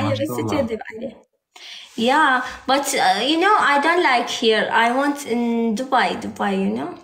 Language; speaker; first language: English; non-native, learner; Arabic